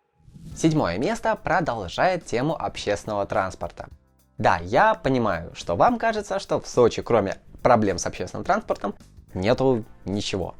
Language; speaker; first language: Russian; native; Russian